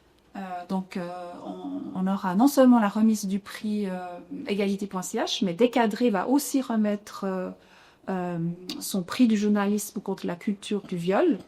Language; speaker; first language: French; native; French